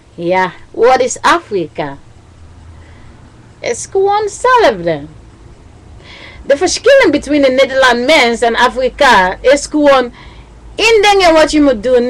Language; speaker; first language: Dutch; non-native, learner; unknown